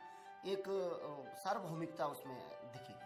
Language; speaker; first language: Hindi; native; Hindi